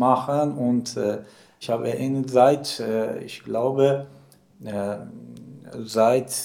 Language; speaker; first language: German; non-native, learner; Persian